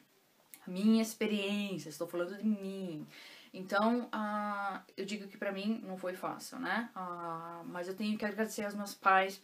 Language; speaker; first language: Portuguese; non-native, local second language; German